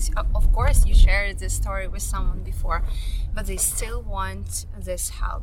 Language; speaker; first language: English; non-native, fluent; Ukrainian